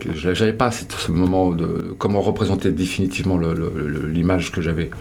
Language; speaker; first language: French; native; French